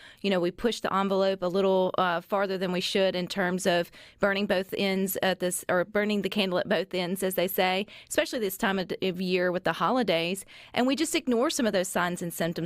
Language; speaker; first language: English; native; English